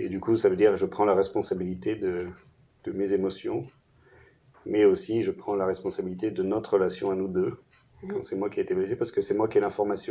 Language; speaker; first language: French; native; French